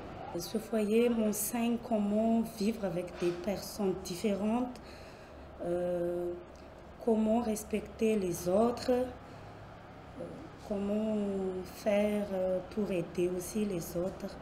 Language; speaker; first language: French; non-native, local second language; Malagasy